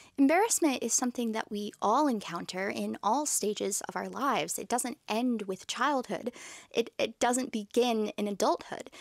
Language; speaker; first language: English; native; English